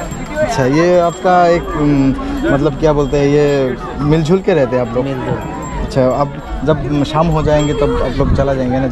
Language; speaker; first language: Hindi; non-native, local second language; Assamese